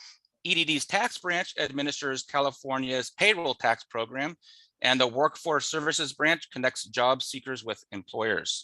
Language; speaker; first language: English; native; English